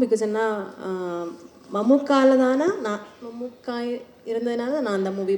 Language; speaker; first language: Tamil; non-native, learner; Malayalam